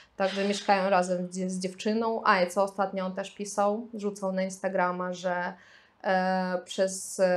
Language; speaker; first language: Polish; non-native, fluent; Russian